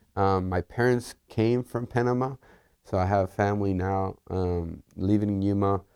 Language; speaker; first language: English; early bilingual, other home language; Spanish